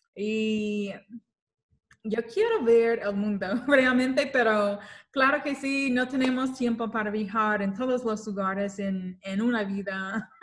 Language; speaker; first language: Spanish; non-native, learner; English